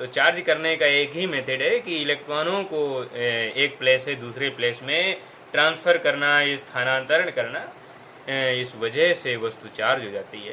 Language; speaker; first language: Hindi; native; Hindi